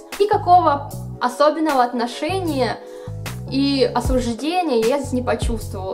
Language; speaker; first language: Russian; native; Russian